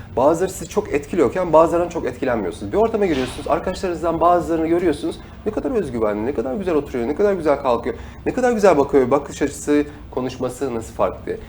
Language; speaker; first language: Turkish; native; Turkish